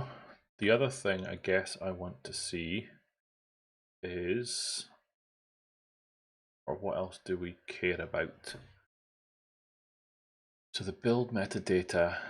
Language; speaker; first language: English; native; English